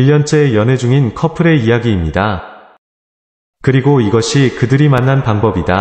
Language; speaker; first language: Korean; non-native, learner; Filipino